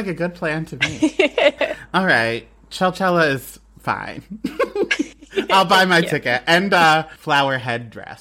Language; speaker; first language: English; native; English